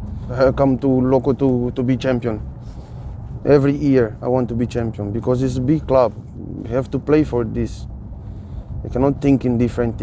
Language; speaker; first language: English; non-native, fluent; Portuguese